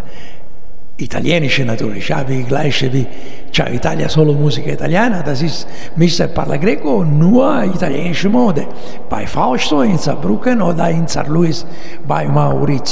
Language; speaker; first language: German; non-native, learner; Italian